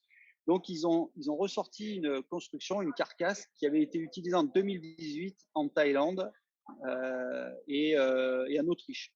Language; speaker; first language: French; native; French